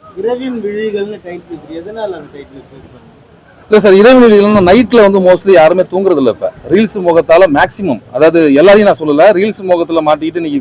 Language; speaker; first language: Tamil; native; Tamil